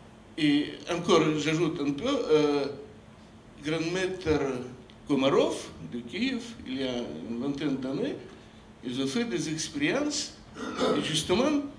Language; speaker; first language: French; non-native, fluent; Russian